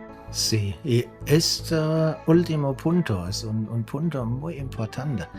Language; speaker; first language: Spanish; non-native, fluent; German